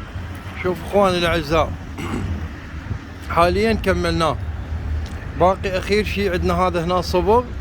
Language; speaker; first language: Arabic; native; Arabic